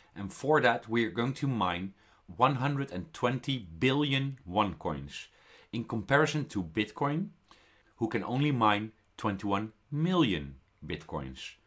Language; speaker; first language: English; non-native, fluent; Dutch